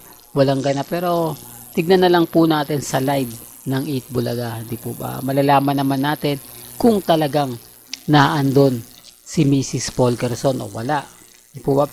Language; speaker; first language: Filipino; native; Filipino